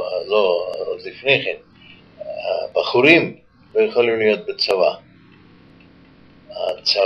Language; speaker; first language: Hebrew; non-native, fluent; Yiddish